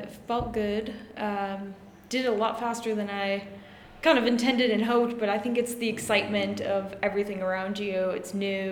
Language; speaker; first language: English; native; English